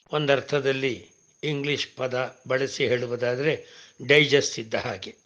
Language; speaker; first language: Kannada; non-native, local second language; Tamil